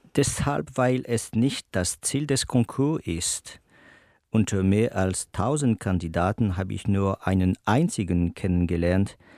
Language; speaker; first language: German; non-native, learner; French